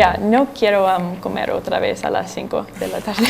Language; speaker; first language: Spanish; non-native, fluent; English